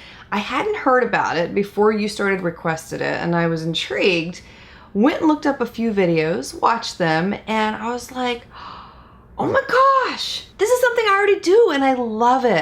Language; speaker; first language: English; native; English